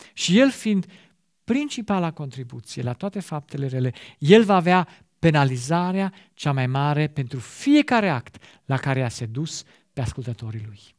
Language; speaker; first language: Romanian; non-native, fluent; German